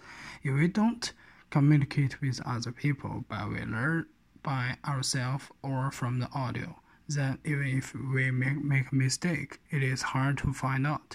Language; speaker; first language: English; non-native, learner; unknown